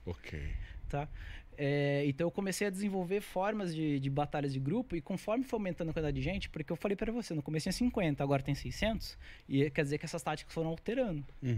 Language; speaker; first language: Portuguese; native; Portuguese